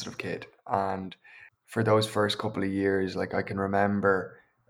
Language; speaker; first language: English; native; English